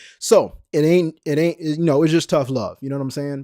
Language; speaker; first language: English; native; English